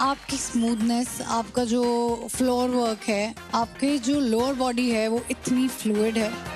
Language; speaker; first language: Hindi; native; Hindi